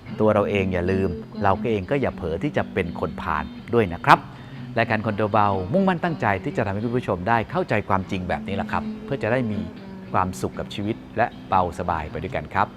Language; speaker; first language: Thai; native; Thai